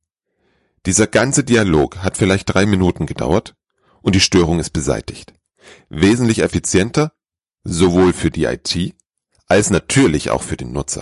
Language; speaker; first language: German; native; German